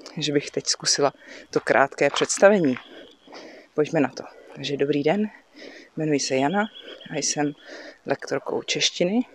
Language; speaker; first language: Czech; native; Czech